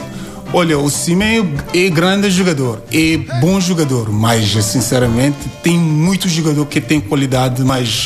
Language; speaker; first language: Portuguese; non-native, learner; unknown